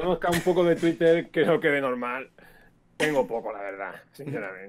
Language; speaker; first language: Spanish; native; Spanish